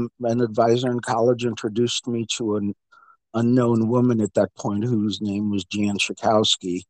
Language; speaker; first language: English; early bilingual, other home language; Russian